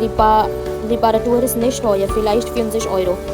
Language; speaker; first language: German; non-native, fluent; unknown